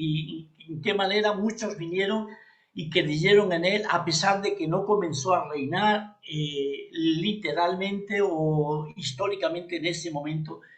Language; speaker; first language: Spanish; native; Spanish